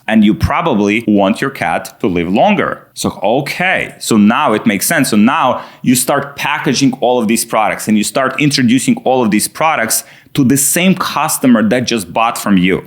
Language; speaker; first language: English; non-native, fluent; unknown